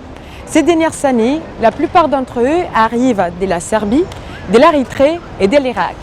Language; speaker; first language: French; native; French